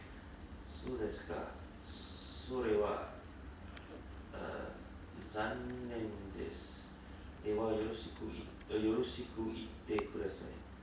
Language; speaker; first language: Japanese; non-native, learner; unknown